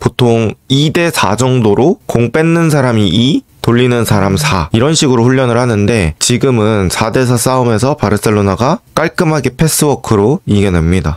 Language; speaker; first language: Korean; native; Korean